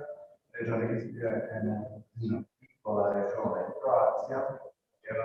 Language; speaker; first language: Italian; non-native, local second language; Croatian